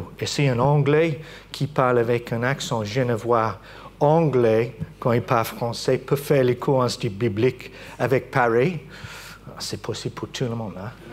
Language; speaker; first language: French; non-native, fluent; English